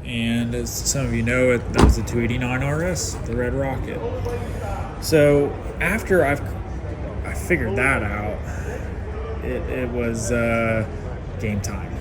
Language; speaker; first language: English; native; English